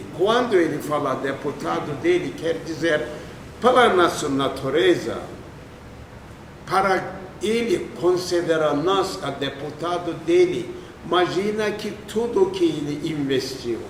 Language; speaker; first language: Portuguese; non-native, fluent; Turkish